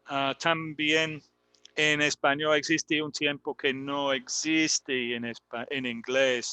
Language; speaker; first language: Spanish; non-native, fluent; English